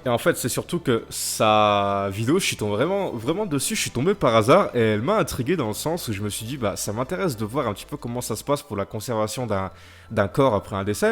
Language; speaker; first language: French; native; French